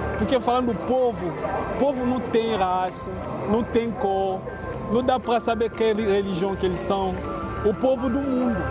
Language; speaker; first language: Portuguese; non-native, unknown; Lingala